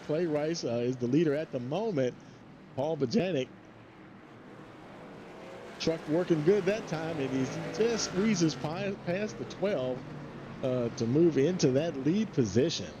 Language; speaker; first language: English; native; English